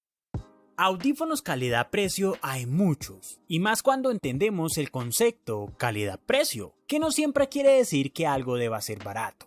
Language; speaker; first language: Spanish; native; Spanish